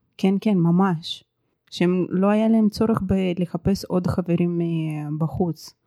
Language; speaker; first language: Hebrew; early bilingual, other home language; Russian